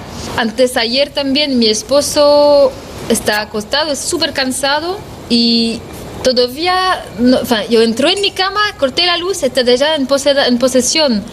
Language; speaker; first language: Spanish; non-native, learner; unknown